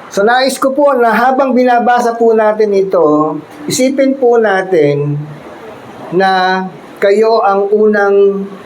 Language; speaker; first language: Filipino; native; Filipino